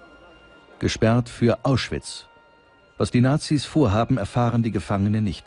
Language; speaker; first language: German; native; German